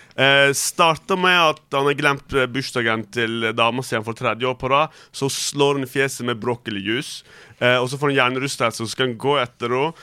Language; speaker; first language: Norwegian; early bilingual, other home language; Turkish